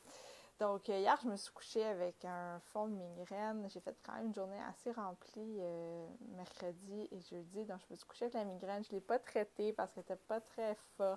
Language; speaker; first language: French; native; French